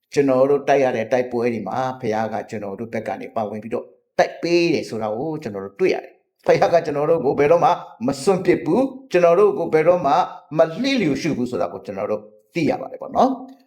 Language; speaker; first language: Burmese; non-native, local second language; S'gaw Karen